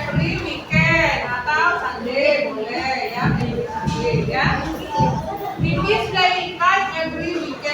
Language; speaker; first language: English; non-native, learner; Indonesian